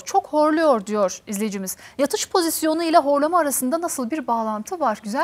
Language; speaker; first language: Turkish; native; Turkish